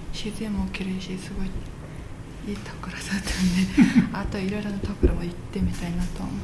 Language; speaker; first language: Japanese; non-native, fluent; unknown